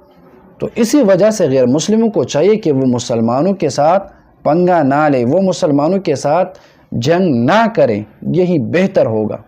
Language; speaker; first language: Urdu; non-native, local second language; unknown